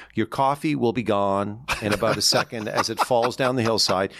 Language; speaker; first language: English; native; English